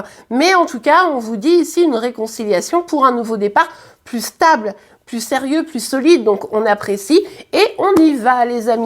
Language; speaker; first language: French; native; French